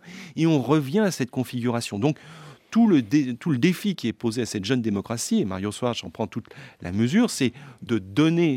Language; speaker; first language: French; native; French